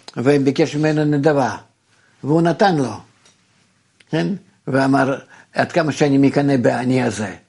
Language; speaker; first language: Hebrew; non-native, fluent; Russian